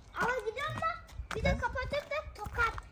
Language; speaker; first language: Turkish; early bilingual, heritage; Turkish